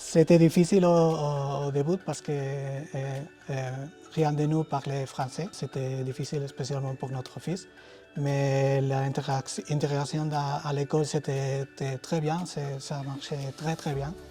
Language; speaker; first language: French; non-native, fluent; Spanish